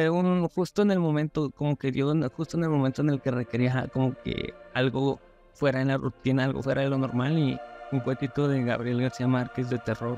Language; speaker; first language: Spanish; native; Spanish